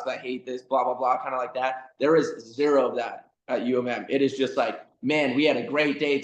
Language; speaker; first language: English; native; English